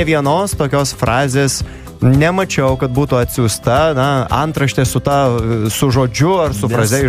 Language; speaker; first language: Lithuanian; native; Lithuanian